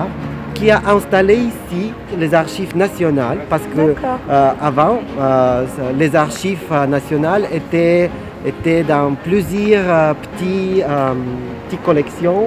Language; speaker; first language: French; non-native, fluent; Russian